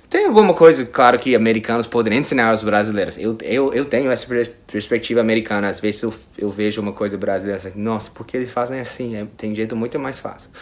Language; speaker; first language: Portuguese; non-native, fluent; English